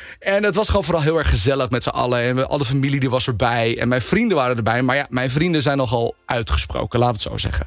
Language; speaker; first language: Dutch; native; Dutch